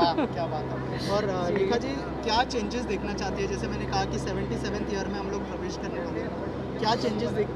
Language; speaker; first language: Hindi; native; Hindi